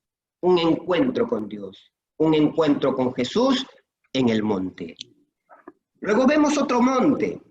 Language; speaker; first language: Spanish; native; Spanish